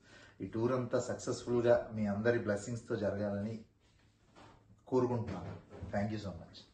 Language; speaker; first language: Telugu; native; Telugu